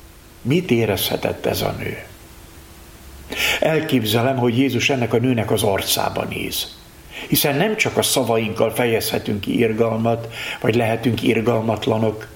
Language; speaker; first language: Hungarian; native; Hungarian